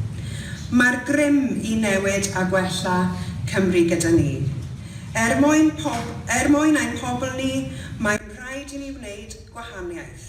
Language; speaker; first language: Welsh; non-native, local second language; English